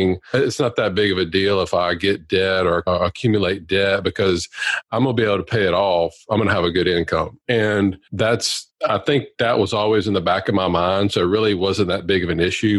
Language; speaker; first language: English; native; English